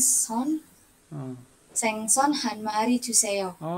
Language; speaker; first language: Korean; non-native, learner; Indonesian